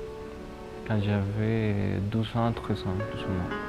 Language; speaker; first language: French; non-native, fluent; Spanish